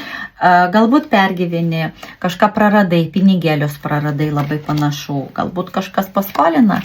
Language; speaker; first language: Lithuanian; native; Lithuanian